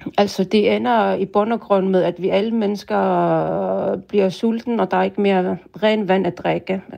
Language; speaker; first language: Danish; non-native, local second language; Kalaallisut